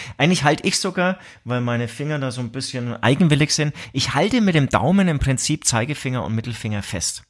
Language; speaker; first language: German; native; German